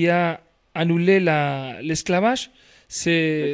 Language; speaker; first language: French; non-native, fluent; Spanish